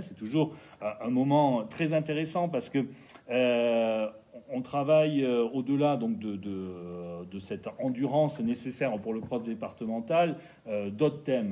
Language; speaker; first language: French; native; French